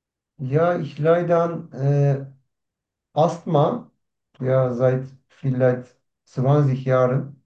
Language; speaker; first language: German; non-native, learner; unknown